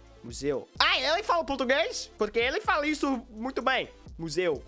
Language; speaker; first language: Portuguese; non-native, learner; English